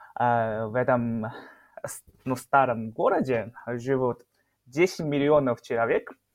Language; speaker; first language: Russian; non-native, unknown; Chinese